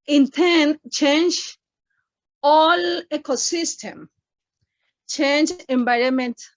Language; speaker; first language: English; non-native, learner; Spanish